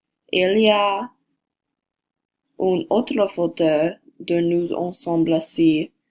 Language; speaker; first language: French; non-native, learner; English